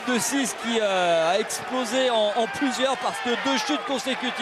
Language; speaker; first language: French; native; French